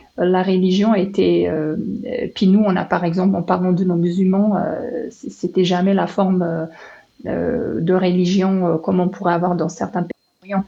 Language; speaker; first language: French; non-native, fluent; Serbian